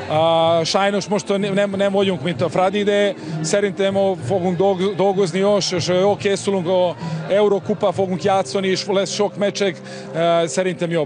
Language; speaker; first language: Hungarian; non-native, learner; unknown